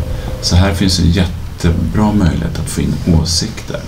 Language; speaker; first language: Swedish; native; Swedish